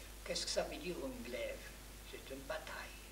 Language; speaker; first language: French; non-native, fluent; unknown